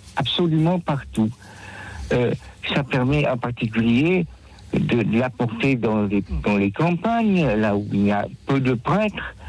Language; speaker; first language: French; native; French